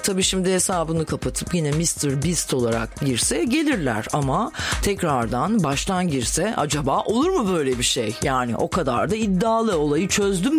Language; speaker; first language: Turkish; native; Turkish